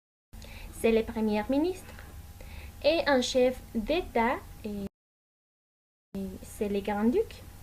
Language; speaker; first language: French; non-native, learner; Spanish